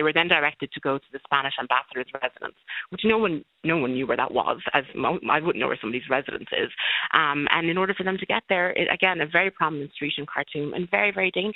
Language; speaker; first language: English; native; English